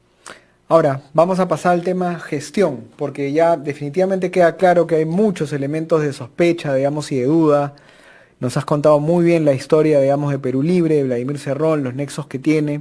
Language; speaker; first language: Spanish; native; Spanish